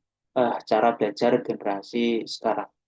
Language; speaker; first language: Indonesian; native; Indonesian